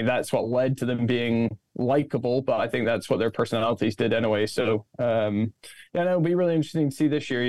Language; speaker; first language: English; native; English